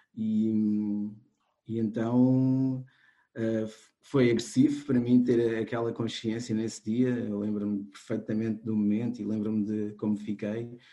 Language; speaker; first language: Portuguese; non-native, local second language; Kabuverdianu